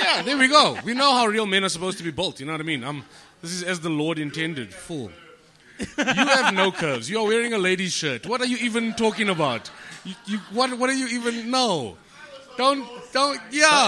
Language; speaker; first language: English; native; English